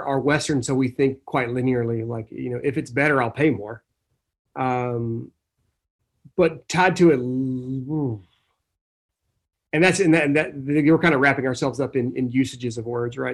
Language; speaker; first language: English; native; English